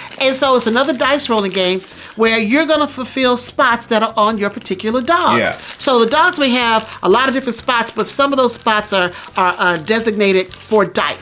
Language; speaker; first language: English; native; English